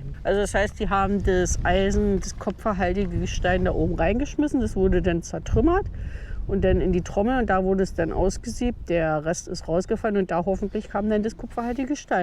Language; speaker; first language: German; native; German